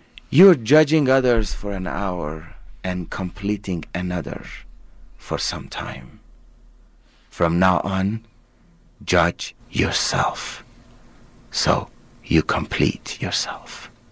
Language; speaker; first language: English; non-native, fluent; Persian